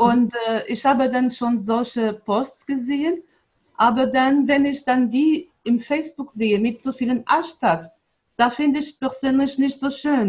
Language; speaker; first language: German; non-native, fluent; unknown